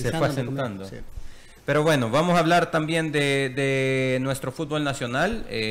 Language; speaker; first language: Spanish; native; Spanish